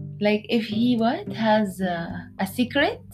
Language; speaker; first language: English; non-native, learner; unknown